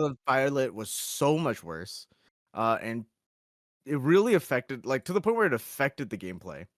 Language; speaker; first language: English; native; English